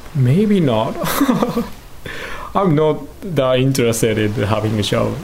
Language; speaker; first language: English; non-native, learner; Japanese